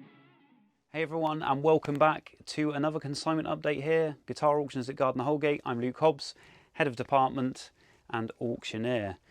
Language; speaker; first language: English; native; English